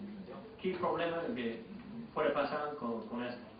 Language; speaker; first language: Spanish; non-native, fluent; English